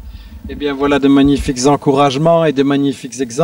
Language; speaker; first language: French; native; French